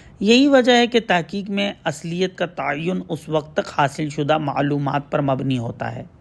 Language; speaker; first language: Urdu; native; Urdu